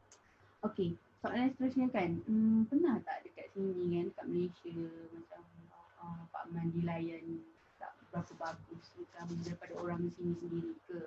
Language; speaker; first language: Malay; native; Malay